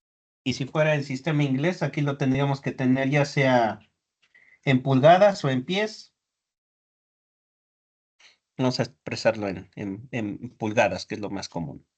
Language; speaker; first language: Spanish; native; Spanish